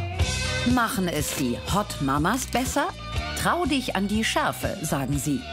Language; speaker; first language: German; native; German